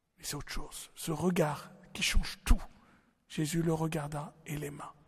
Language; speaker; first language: French; non-native, local second language; Arabic